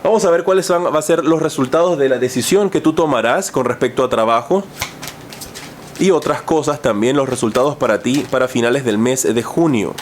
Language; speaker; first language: Spanish; native; Spanish